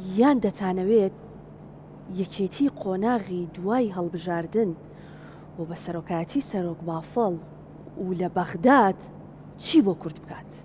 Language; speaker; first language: Central Kurdish; native; Central Kurdish